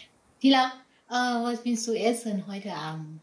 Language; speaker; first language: German; non-native, learner; Thai